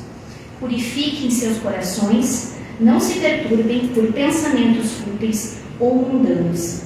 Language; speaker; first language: Portuguese; native; Portuguese